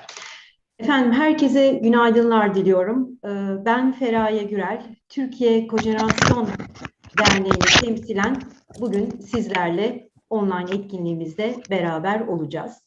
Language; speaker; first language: Turkish; native; Turkish